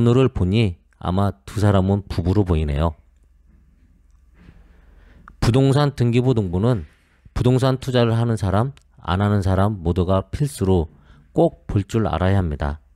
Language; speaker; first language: Korean; native; Korean